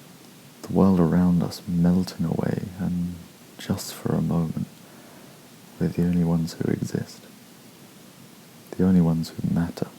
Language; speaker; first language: English; native; English